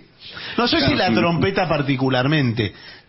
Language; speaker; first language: Spanish; native; Spanish